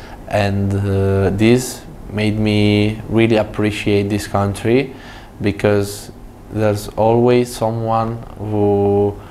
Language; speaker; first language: English; non-native, fluent; Italian